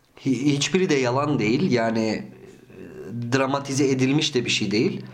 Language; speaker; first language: Turkish; early bilingual, heritage; Turkish